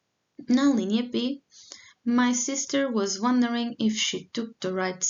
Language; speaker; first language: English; non-native, fluent; Portuguese